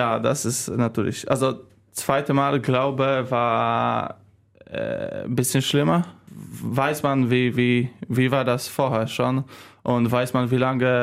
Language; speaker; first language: German; non-native, learner; Polish